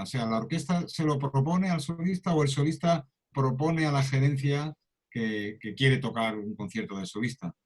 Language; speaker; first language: Spanish; native; Spanish